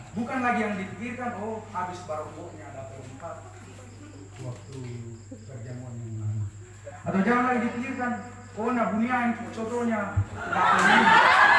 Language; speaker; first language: Indonesian; non-native, local second language; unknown